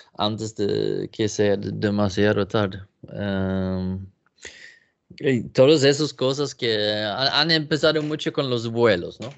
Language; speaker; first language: Spanish; non-native, learner; Swedish